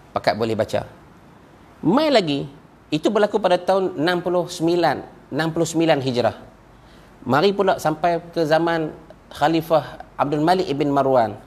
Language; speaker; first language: Malay; native; Malay